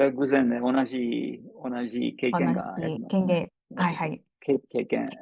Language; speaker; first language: Japanese; non-native, fluent; English